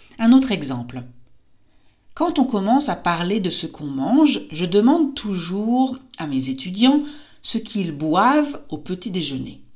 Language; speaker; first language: French; native; French